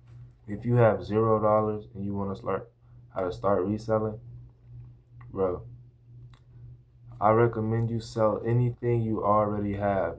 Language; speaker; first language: English; native; English